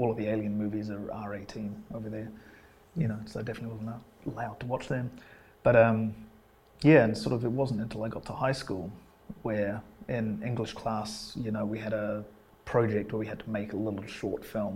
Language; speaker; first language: English; native; English